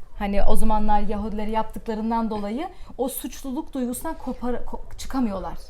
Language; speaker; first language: Turkish; early bilingual, heritage; Turkish